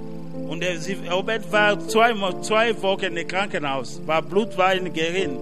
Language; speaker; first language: German; non-native, learner; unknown